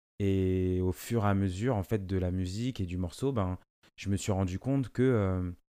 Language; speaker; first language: French; native; French